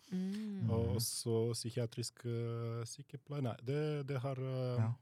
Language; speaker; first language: Norwegian; non-native, fluent; Romanian